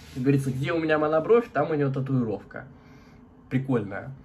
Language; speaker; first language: Russian; native; Russian